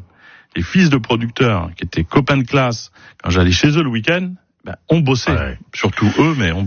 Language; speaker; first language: French; native; French